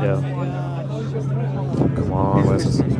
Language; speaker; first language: English; native; English